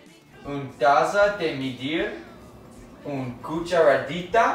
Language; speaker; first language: Spanish; non-native, learner; English